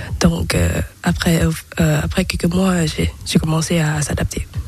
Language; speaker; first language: French; non-native, learner; Thai